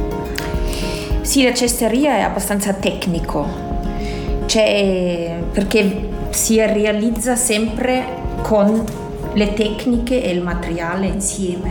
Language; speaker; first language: Italian; non-native, fluent; German